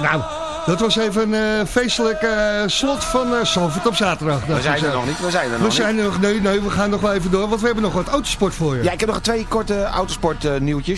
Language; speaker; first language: Dutch; native; Dutch